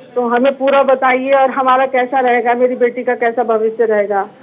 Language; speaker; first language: Hindi; non-native, local second language; Bangla